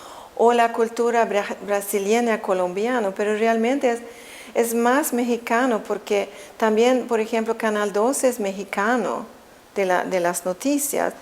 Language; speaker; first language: Spanish; non-native, fluent; Swedish